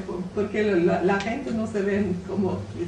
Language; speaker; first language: Spanish; non-native, learner; Norwegian